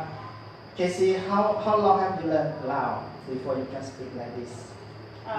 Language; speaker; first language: English; non-native, learner; Lao